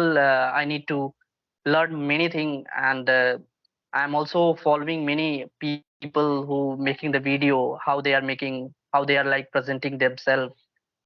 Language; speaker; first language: English; non-native, local second language; Hindi